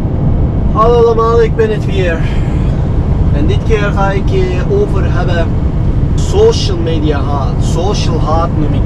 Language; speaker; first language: Dutch; non-native, fluent; Turkish